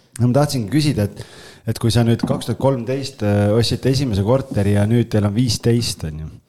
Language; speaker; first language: Estonian; native; Estonian